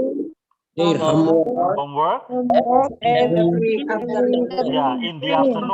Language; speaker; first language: English; non-native, fluent; Indonesian